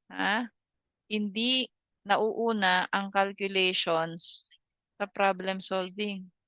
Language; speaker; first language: Filipino; native; Filipino